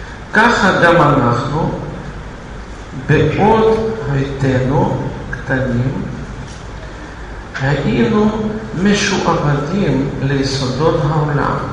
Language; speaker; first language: Hebrew; non-native, fluent; Russian